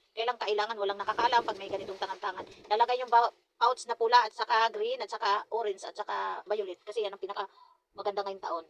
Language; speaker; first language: Filipino; non-native, local second language; Cebuano